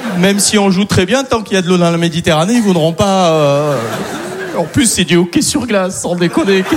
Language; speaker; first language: French; early bilingual, other home language; Arabic